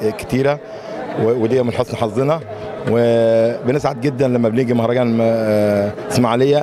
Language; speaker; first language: Egyptian Arabic; native; Egyptian Arabic